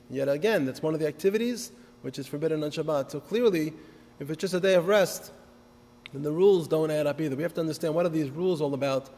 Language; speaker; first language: English; native; English